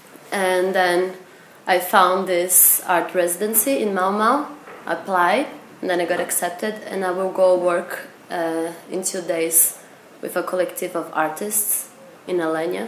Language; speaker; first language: English; non-native, fluent; Portuguese